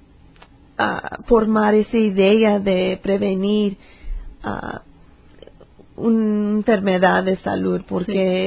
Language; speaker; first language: Spanish; early bilingual, heritage; English